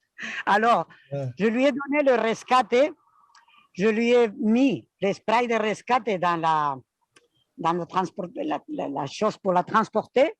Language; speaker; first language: French; non-native, fluent; Spanish